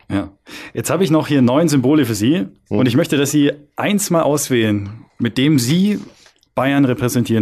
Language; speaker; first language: German; native; German